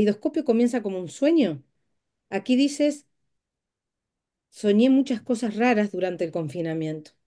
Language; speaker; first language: Spanish; native; Spanish